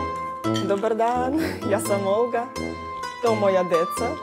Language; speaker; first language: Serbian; non-native, learner; Russian